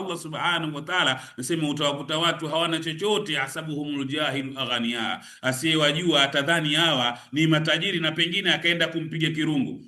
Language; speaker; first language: Swahili; native; Swahili